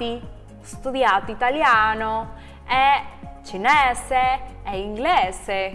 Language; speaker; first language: Italian; non-native, learner; Spanish